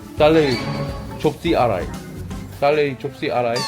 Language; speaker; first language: Thai; non-native, learner; Korean